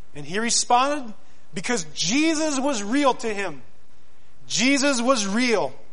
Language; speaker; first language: English; native; English